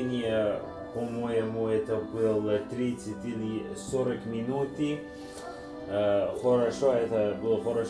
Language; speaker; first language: Russian; non-native, learner; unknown